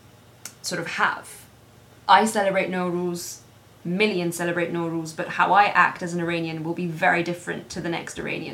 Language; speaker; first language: English; native; English